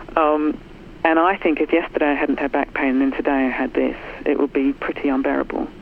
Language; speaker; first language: English; native; English